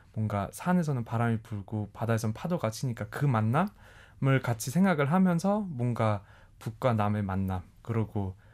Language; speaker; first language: Korean; early bilingual, heritage; German